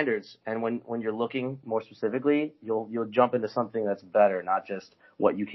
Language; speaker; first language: English; native; English